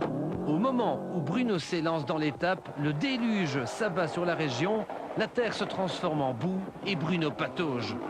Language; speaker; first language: French; native; French